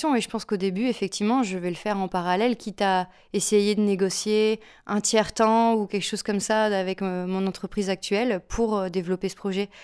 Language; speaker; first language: French; native; French